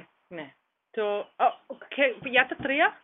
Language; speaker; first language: Greek; non-native, learner; German